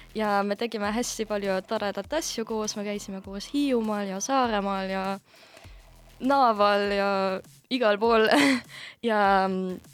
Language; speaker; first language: Estonian; non-native, fluent; German